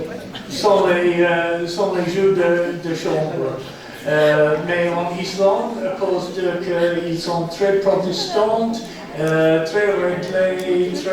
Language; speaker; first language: French; non-native, fluent; English